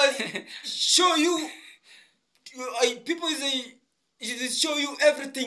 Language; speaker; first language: English; non-native, learner; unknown